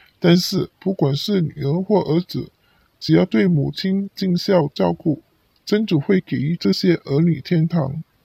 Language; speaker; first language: Chinese; non-native, local second language; Cantonese